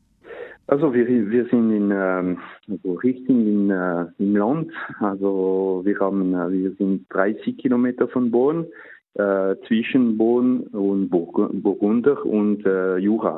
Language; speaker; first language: German; non-native, local second language; French